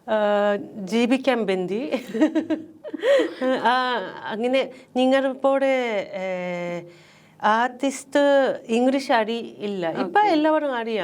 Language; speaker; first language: Malayalam; non-native, learner; Japanese